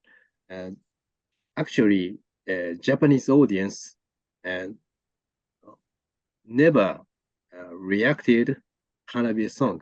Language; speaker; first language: English; non-native, learner; Japanese